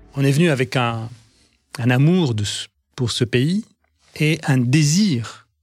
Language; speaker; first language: French; non-native, local second language; Arabic